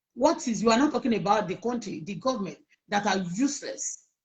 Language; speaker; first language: English; non-native, local second language; Yoruba